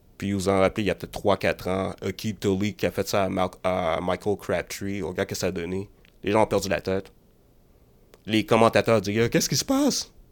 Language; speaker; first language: French; native; French